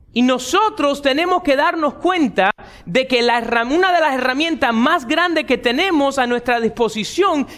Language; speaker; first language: Spanish; early bilingual, heritage; Spanish